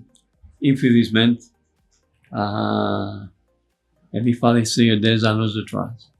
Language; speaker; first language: Portuguese; non-native, fluent; English